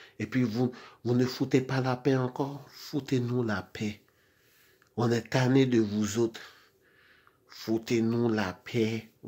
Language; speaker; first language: French; non-native, local second language; Haitian Creole